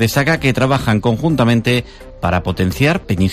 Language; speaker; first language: Spanish; native; Spanish